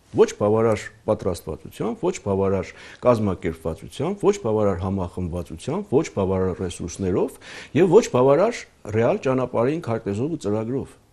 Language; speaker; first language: Armenian; native; Armenian